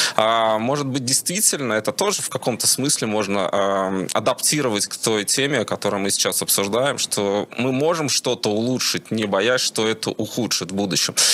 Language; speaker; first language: Russian; native; Russian